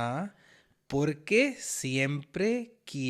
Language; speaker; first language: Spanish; non-native, learner; Hindi